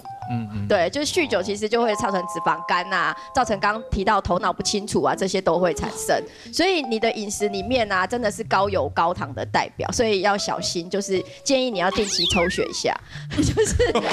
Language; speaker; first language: Chinese; native; Chinese